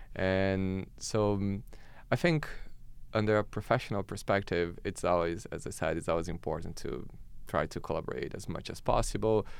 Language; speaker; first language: English; non-native, fluent; Portuguese